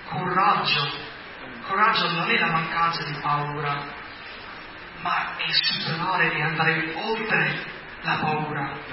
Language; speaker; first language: Italian; non-native, fluent; English